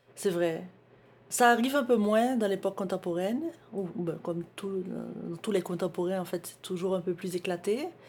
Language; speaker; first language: French; native; French